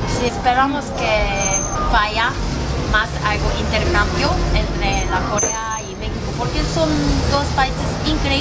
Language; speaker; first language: Spanish; non-native, learner; Korean